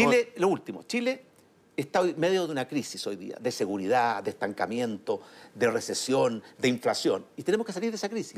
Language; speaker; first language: Spanish; native; Spanish